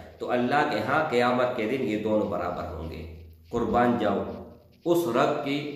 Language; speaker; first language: Urdu; non-native, local second language; Pashto